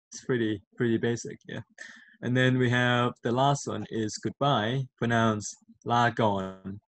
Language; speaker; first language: English; non-native, fluent; Thai